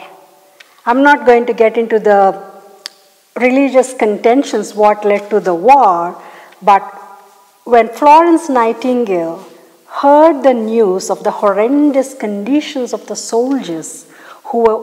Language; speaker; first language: English; non-native, local second language; Malayalam